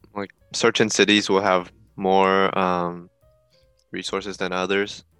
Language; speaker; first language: English; native; English